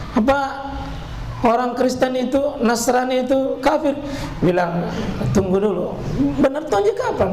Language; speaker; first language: Indonesian; native; Indonesian